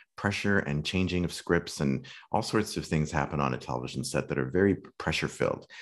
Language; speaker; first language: English; native; English